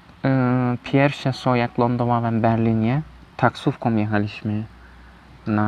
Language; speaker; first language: Polish; non-native, learner; Turkish